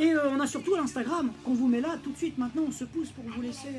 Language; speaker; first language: French; native; French